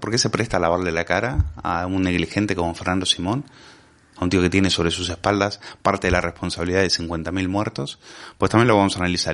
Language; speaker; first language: Spanish; native; Spanish